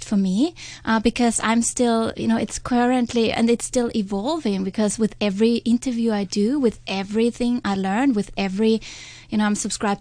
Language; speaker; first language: English; non-native, fluent; German